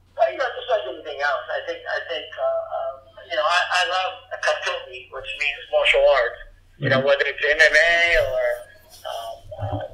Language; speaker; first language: English; early bilingual, other home language; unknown